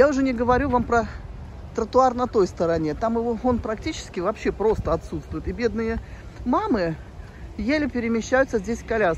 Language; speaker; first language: Russian; native; Russian